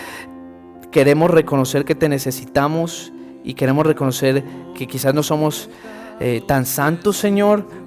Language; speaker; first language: Spanish; native; Spanish